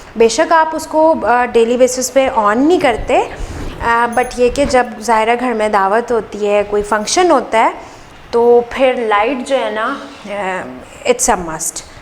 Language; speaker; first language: Urdu; native; Urdu